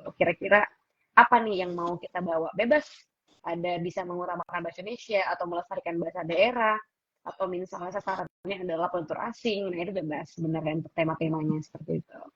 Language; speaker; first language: Indonesian; native; Indonesian